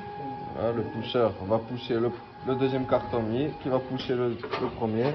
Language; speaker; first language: French; native; French